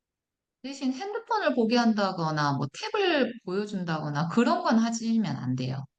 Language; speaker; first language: Korean; native; Korean